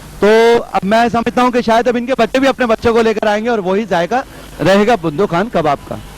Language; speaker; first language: Urdu; native; Urdu